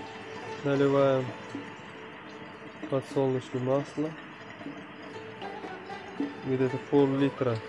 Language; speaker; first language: Russian; non-native, learner; Uzbek